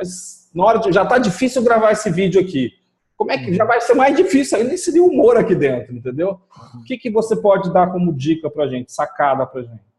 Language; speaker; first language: Portuguese; native; Portuguese